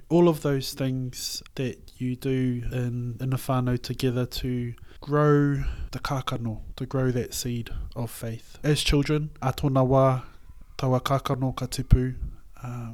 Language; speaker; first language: English; native; English